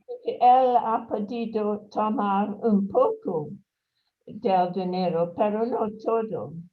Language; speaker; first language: Spanish; non-native, fluent; English